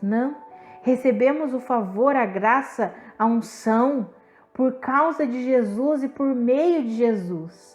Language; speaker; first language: Portuguese; native; Portuguese